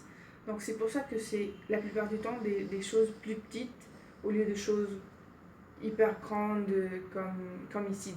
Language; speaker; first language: French; non-native, fluent; Spanish